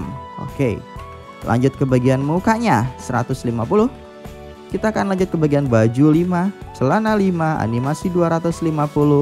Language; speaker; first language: Indonesian; native; Indonesian